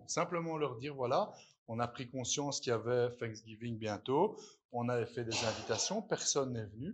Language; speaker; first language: French; native; French